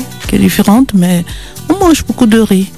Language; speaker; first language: French; non-native, local second language; Malagasy